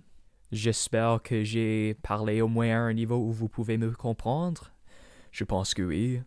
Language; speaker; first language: French; non-native, local second language; English